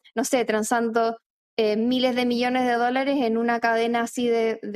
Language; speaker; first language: Spanish; native; Spanish